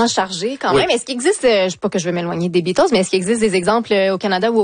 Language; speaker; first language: French; native; French